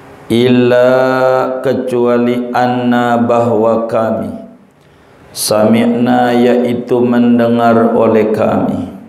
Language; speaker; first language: Indonesian; native; Indonesian